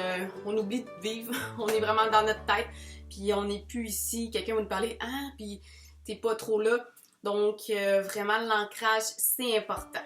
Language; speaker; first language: French; native; French